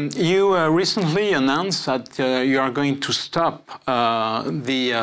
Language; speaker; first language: English; non-native, fluent; French